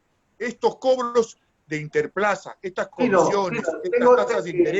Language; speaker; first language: Spanish; native; Spanish